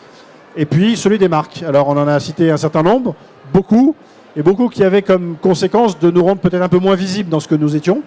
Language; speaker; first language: French; native; French